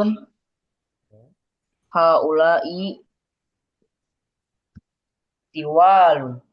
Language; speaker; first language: Arabic; non-native, learner; Indonesian